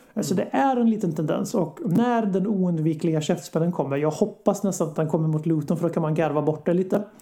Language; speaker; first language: Swedish; native; Swedish